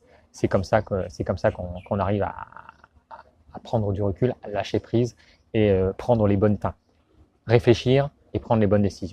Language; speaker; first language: French; native; French